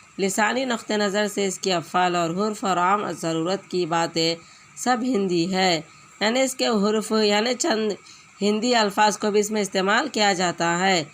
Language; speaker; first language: Urdu; native; Urdu